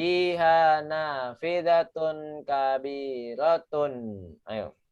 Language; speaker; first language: Arabic; non-native, fluent; Indonesian